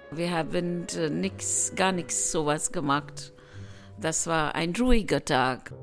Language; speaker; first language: German; non-native, learner; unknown